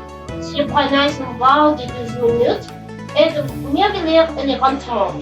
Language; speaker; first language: French; non-native, learner; Spanish